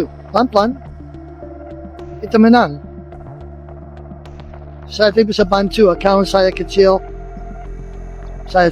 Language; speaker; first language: Indonesian; non-native, learner; English